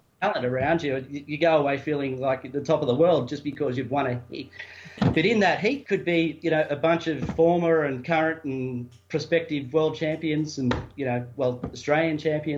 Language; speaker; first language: English; native; English